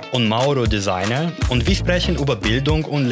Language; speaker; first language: German; non-native, learner; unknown